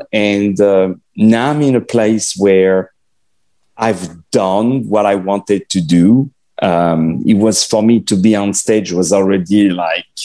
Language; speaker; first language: English; non-native, fluent; French